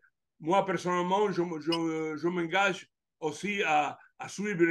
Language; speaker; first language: French; non-native, learner; Italian